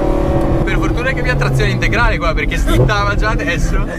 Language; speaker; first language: Italian; native; Italian